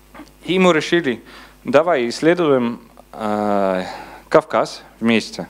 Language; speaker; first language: Russian; non-native, learner; Dutch